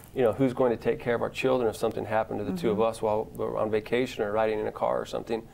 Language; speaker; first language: English; native; English